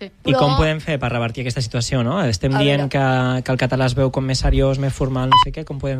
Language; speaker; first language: Catalan; native; Catalan